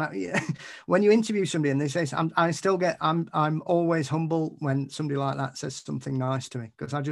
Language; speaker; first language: English; native; English